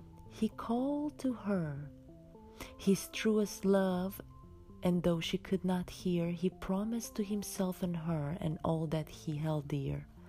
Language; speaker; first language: English; non-native, fluent; Romanian